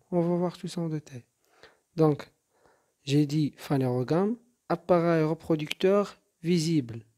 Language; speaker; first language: French; non-native, local second language; Arabic